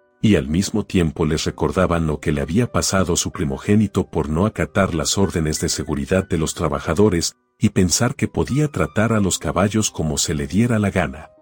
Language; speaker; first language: Spanish; native; Spanish